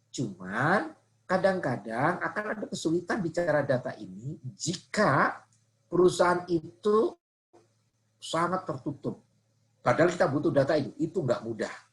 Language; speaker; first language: Indonesian; non-native, local second language; Javanese